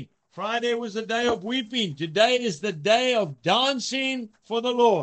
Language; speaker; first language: English; native; English